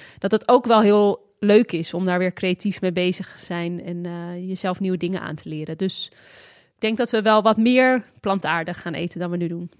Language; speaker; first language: Dutch; native; Dutch